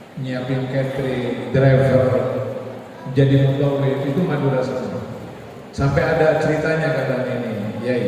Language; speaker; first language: Indonesian; non-native, local second language; Madurese